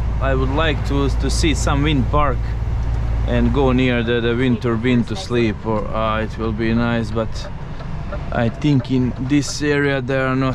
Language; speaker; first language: English; non-native, fluent; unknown